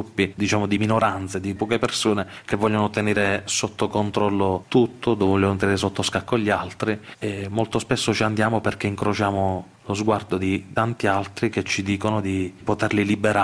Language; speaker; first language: Italian; native; Italian